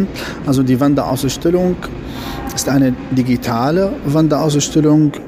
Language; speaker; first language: German; non-native, fluent; Arabic